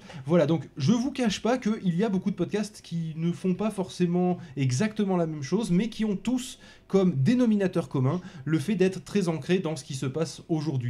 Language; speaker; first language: French; native; French